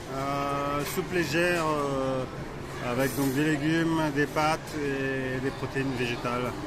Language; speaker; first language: French; native; French